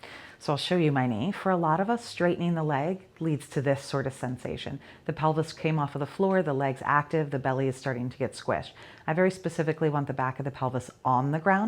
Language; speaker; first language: English; native; English